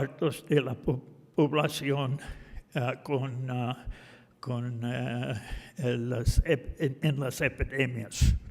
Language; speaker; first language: Spanish; non-native, fluent; English